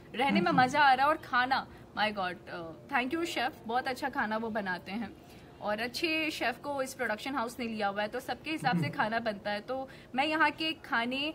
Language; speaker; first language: Hindi; native; Hindi